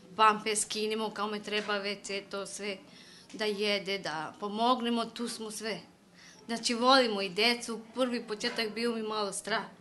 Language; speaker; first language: Serbian; non-native, fluent; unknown